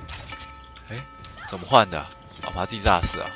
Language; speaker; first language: Chinese; native; Chinese